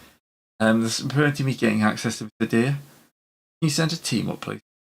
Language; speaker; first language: English; native; English